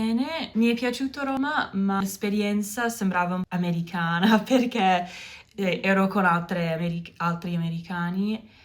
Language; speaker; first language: Italian; non-native, learner; English